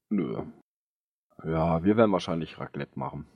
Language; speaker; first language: German; native; German